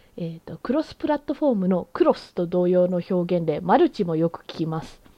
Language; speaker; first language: Japanese; early bilingual, heritage; Japanese